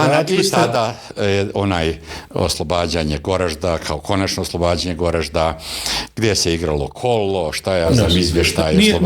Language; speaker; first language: Bosnian; native; Bosnian